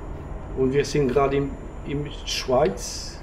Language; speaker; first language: German; non-native, learner; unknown